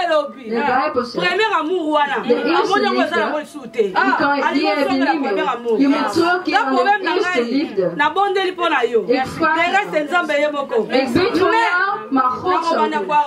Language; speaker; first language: Dutch; non-native, fluent; Lingala